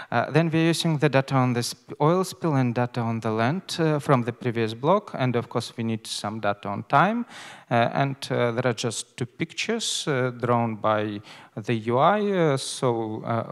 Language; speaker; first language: English; non-native, fluent; Russian